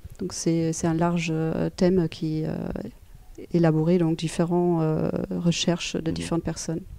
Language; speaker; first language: French; non-native, fluent; German